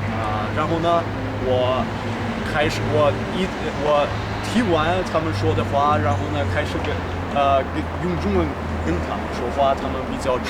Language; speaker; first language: Chinese; non-native, learner; Ukrainian